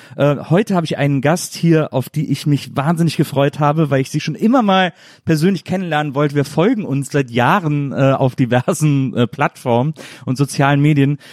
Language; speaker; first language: German; native; German